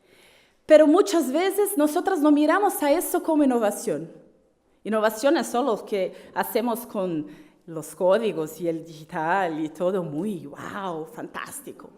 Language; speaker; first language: Spanish; non-native, fluent; Portuguese